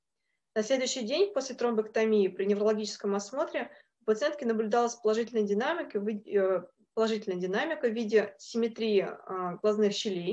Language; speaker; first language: Russian; native; Russian